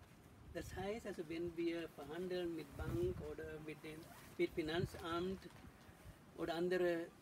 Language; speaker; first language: German; non-native, learner; Sinhala